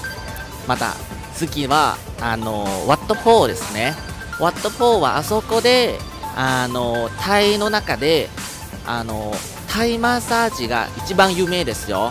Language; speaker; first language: Japanese; non-native, learner; Thai